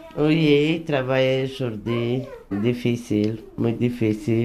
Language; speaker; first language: French; non-native, learner; Romany